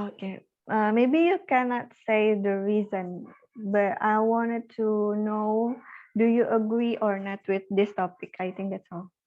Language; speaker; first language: English; non-native, learner; Indonesian